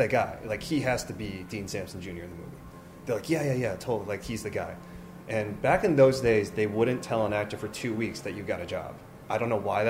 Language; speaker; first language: English; native; English